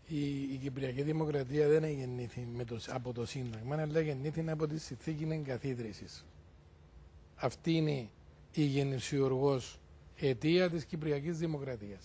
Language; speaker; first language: Greek; native; Greek